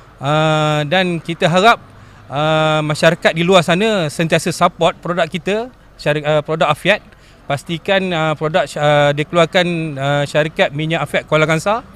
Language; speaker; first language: Malay; native; Malay